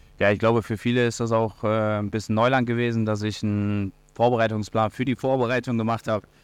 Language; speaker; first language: German; native; German